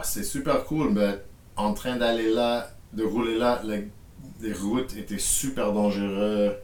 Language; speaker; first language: French; non-native, fluent; English